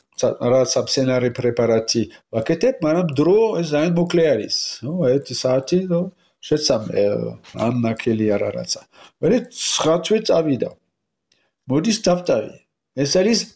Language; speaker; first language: Georgian; non-native, learner; French